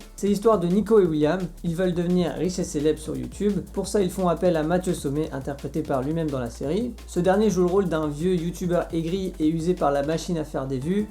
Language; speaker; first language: French; native; French